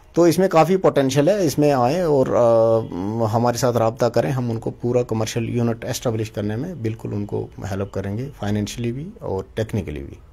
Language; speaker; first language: Hindi; non-native, local second language; Kashmiri